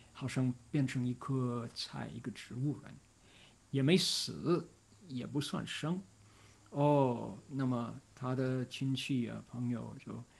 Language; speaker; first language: Chinese; non-native, fluent; English